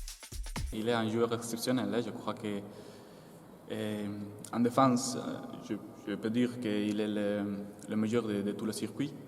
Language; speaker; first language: French; non-native, fluent; Spanish